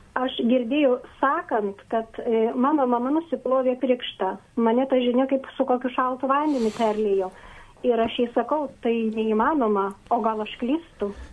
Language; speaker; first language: Lithuanian; native; Lithuanian